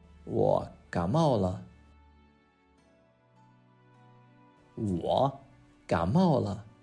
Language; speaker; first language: Chinese; non-native, fluent; English